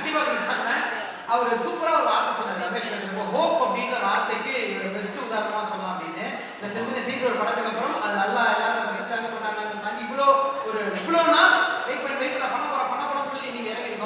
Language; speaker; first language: Tamil; native; Tamil